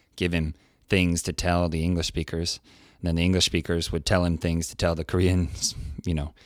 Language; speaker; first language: English; native; English